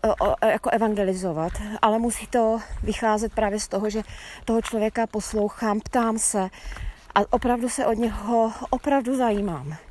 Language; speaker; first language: Czech; native; Czech